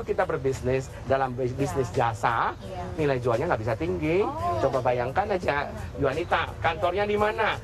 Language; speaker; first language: Indonesian; native; Indonesian